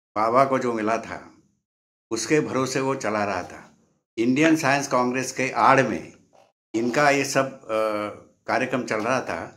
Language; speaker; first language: Hindi; non-native, local second language; Marathi